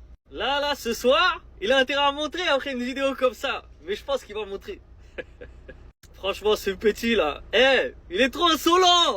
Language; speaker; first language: French; native; French